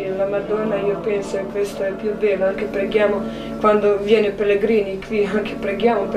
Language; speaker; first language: Italian; non-native, learner; Croatian